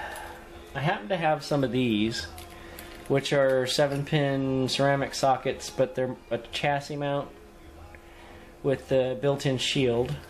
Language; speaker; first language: English; native; English